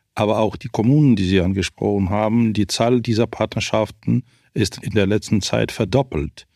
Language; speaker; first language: German; non-native, fluent; Ukrainian